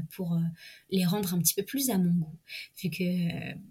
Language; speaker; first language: French; native; French